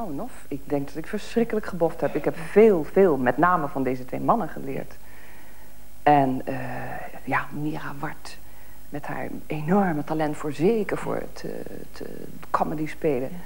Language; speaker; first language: Dutch; native; Dutch